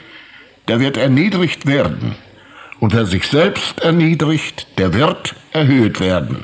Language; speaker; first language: German; native; German